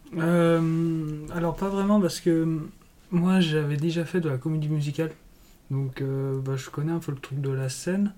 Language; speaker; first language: French; native; French